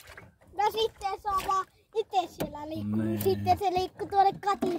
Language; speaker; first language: Finnish; early bilingual, other home language; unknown